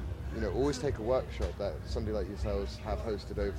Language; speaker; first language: English; native; English